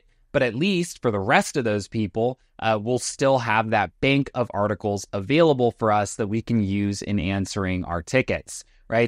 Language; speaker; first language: English; native; English